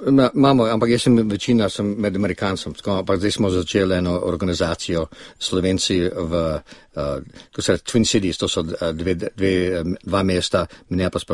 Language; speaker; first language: Slovenian; early bilingual, other home language; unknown